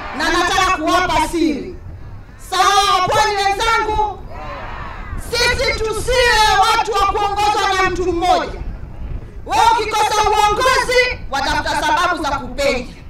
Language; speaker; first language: Swahili; native; Swahili